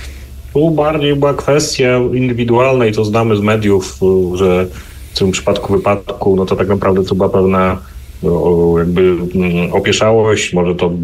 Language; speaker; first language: Polish; native; Polish